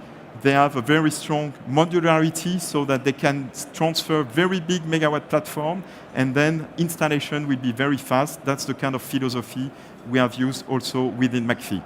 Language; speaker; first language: English; non-native, fluent; French